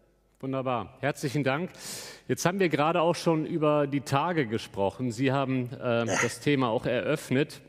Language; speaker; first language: German; native; German